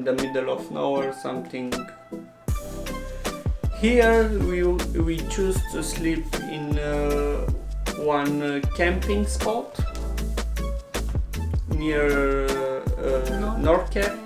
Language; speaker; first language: English; non-native, learner; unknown